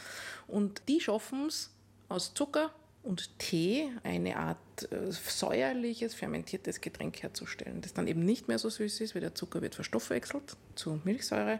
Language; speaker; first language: German; native; German